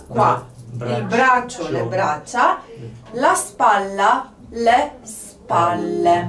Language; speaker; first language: Italian; non-native, fluent; Polish